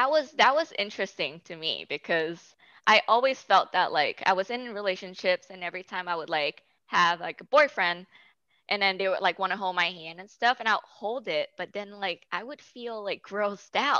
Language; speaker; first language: English; native; English